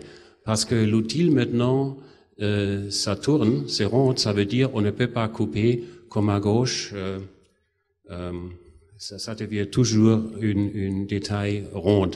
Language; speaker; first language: French; non-native, fluent; German